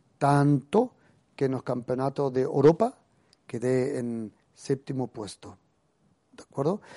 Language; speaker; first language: Spanish; early bilingual, heritage; Spanish